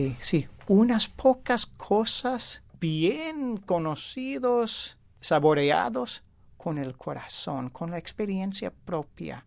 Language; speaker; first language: Spanish; non-native, fluent; English